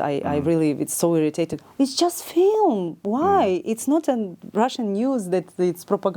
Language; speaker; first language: English; non-native, learner; Ukrainian